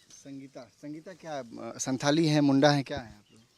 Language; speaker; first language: Hindi; native; Hindi